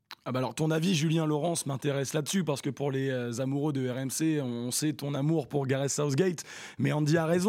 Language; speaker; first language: French; native; French